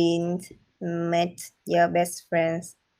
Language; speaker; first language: English; non-native, learner; Vietnamese